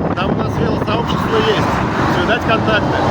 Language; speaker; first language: Russian; native; Russian